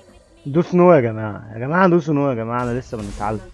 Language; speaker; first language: Arabic; native; Arabic